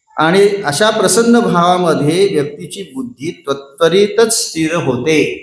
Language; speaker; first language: Marathi; non-native, local second language; Hindi